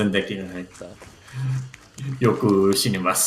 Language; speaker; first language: Japanese; non-native, learner; English